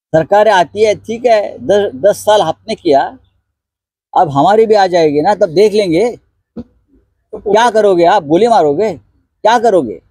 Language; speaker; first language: Hindi; non-native, local second language; Marathi